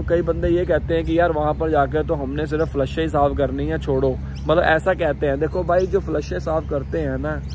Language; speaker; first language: Hindi; native; Hindi